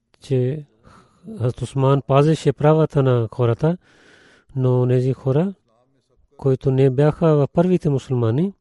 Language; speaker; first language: Bulgarian; non-native, learner; Urdu